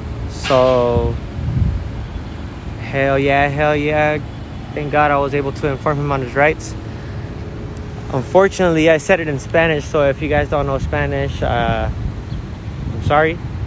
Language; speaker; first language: English; early bilingual, other home language; Spanish